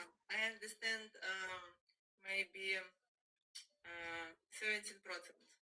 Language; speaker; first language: English; non-native, learner; Russian